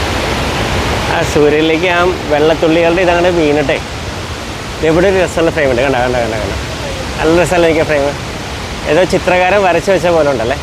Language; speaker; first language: Malayalam; native; Malayalam